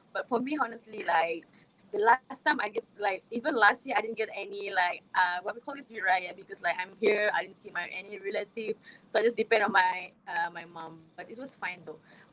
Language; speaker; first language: English; non-native, local second language; Malay